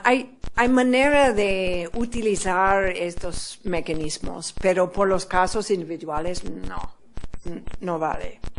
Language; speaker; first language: Spanish; non-native, fluent; English